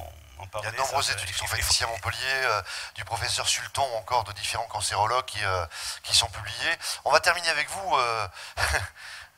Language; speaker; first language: French; native; French